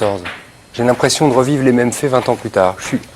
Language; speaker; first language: French; native; French